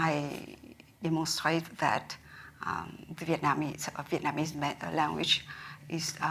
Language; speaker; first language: English; non-native, learner; Vietnamese